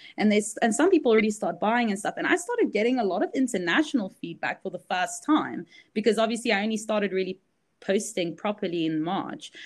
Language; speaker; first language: English; early bilingual, other home language; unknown